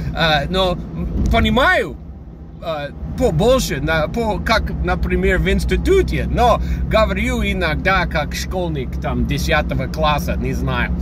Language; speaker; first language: Russian; non-native, fluent; English